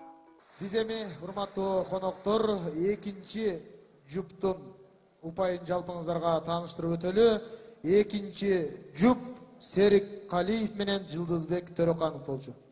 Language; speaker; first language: Kyrgyz; native; Kyrgyz